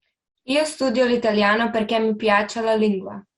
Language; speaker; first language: Italian; non-native, learner; Slovenian